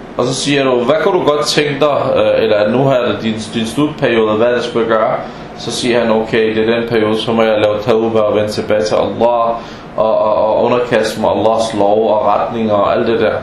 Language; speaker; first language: Danish; early bilingual, other home language; Arabic